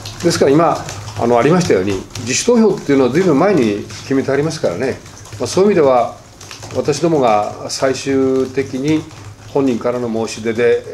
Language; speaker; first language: Japanese; native; Japanese